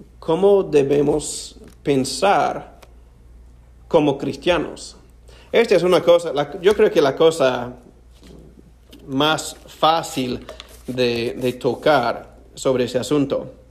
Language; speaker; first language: Spanish; non-native, fluent; English